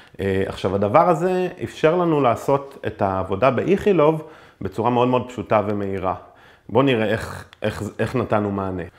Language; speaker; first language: Hebrew; native; Hebrew